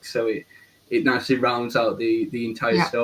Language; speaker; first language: English; native; English